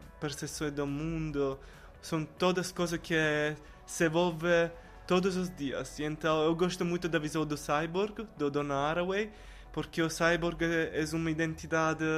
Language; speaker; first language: Portuguese; non-native, learner; Italian